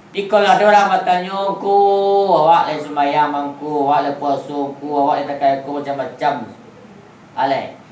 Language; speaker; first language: Malay; non-native, local second language; Minangkabau